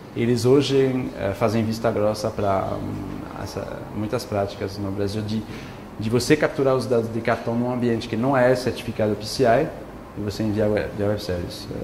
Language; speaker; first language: Portuguese; non-native, fluent; French